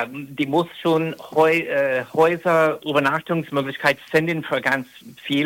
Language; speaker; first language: German; non-native, fluent; English